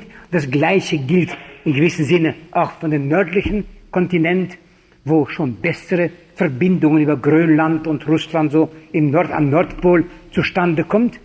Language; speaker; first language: German; non-native, fluent; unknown